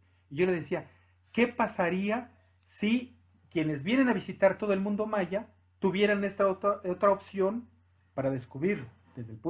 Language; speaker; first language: Spanish; native; Spanish